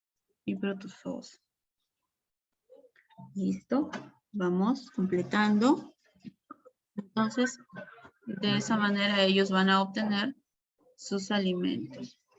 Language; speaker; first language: Spanish; native; Spanish